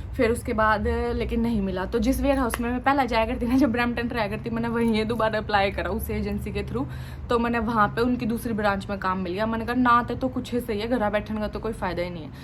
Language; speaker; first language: Hindi; native; Hindi